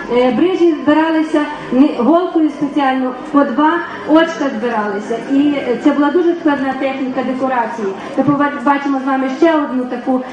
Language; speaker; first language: Ukrainian; native; Ukrainian